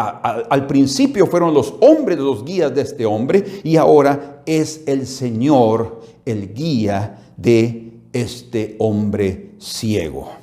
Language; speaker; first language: Spanish; native; Spanish